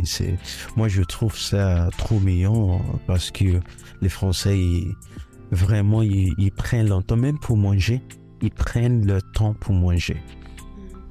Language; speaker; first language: French; non-native, fluent; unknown